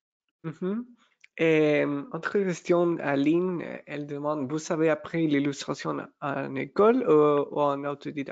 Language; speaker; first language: French; non-native, fluent; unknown